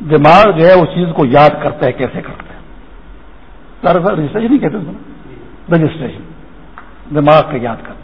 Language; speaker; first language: Urdu; non-native, local second language; Pashto